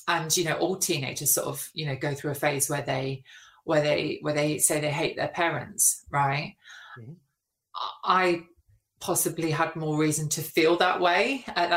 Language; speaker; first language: English; native; English